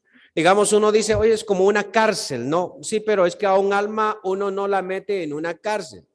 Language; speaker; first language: Spanish; native; Spanish